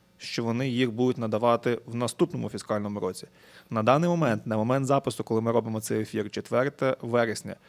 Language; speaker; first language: Ukrainian; native; Ukrainian